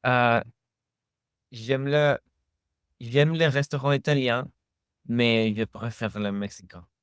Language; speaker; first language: French; non-native, learner; English